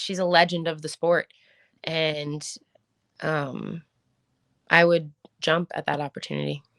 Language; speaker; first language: English; native; English